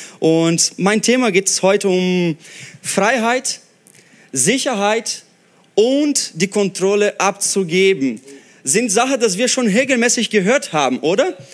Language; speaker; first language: German; non-native, fluent; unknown